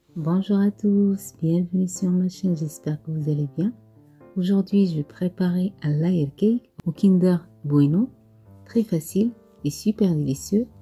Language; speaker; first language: French; non-native, local second language; Arabic